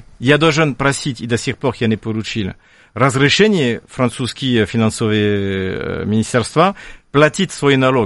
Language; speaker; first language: Russian; non-native, fluent; French